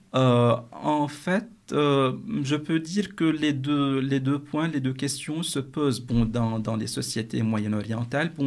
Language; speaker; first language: French; non-native, fluent; Arabic